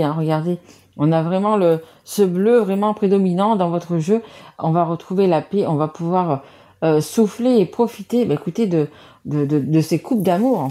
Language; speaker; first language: French; native; French